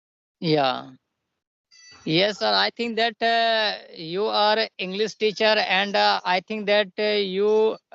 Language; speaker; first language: English; non-native, learner; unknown